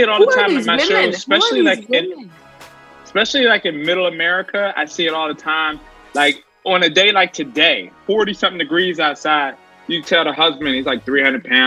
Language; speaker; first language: English; native; English